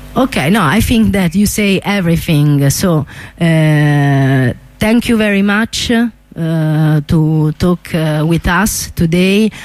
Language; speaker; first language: English; non-native, fluent; Italian